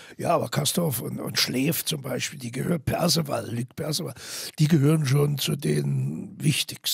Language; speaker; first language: German; native; German